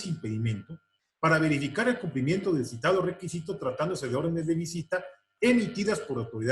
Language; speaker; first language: Spanish; native; Spanish